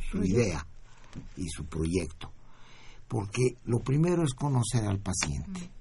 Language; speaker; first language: Spanish; native; Spanish